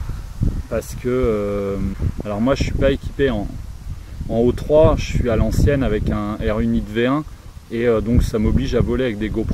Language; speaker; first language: French; native; French